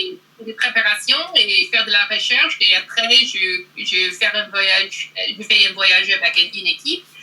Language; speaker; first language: French; non-native, learner; English